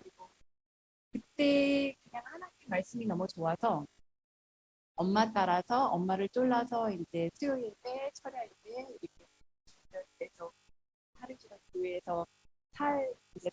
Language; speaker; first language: Korean; early bilingual, heritage; Korean